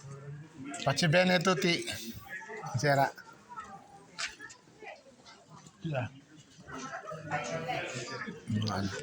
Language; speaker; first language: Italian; non-native, learner; Filipino